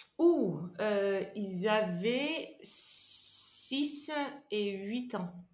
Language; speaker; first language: French; non-native, fluent; Dutch